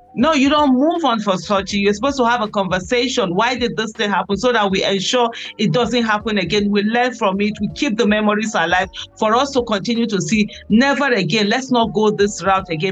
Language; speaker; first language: English; non-native, local second language; Hausa